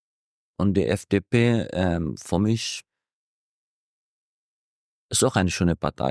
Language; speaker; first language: German; non-native, fluent; Arabic